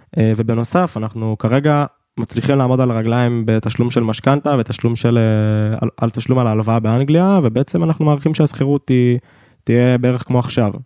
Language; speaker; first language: Hebrew; native; Hebrew